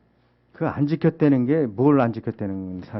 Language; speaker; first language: Korean; native; Korean